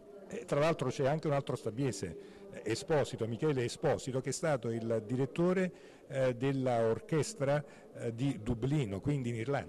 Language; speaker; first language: Italian; native; Italian